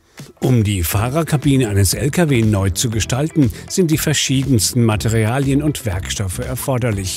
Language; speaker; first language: German; native; German